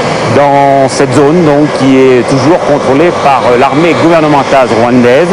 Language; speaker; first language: French; native; French